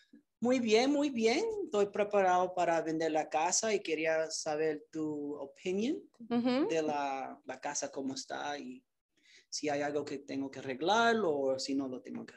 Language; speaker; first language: Spanish; early bilingual, other home language; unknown